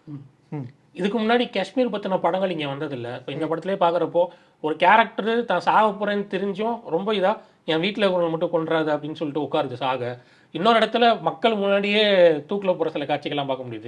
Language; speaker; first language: Tamil; native; Tamil